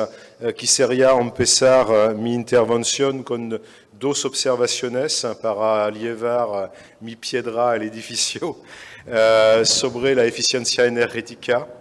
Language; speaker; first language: Spanish; non-native, fluent; French